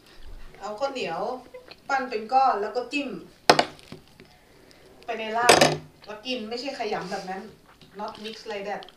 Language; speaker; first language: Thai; native; Thai